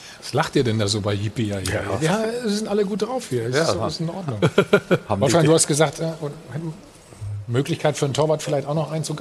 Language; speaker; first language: German; native; German